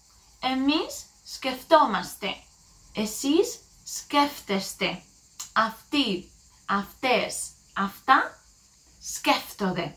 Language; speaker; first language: Greek; non-native, learner; English